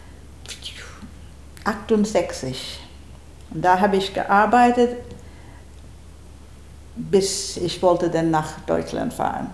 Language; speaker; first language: German; non-native, learner; English